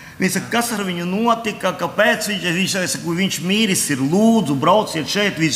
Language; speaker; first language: Latvian; non-native, local second language; Russian